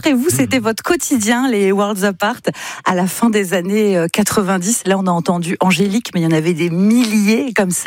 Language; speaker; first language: French; native; French